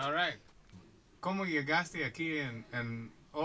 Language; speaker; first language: Spanish; non-native, learner; English